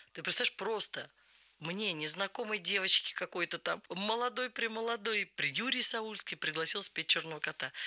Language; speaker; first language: Russian; native; Russian